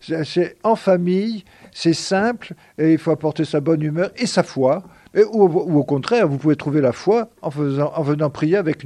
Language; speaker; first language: French; native; French